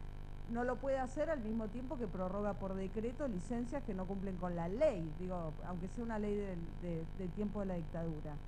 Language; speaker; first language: Spanish; native; Spanish